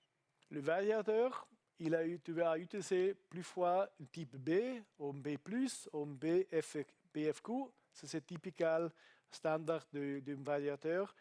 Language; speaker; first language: French; non-native, learner; Italian